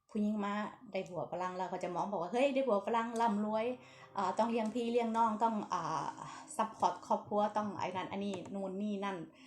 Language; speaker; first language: Thai; non-native, local second language; Northeastern Thai